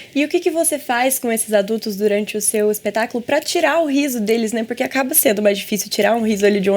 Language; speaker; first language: Portuguese; native; Portuguese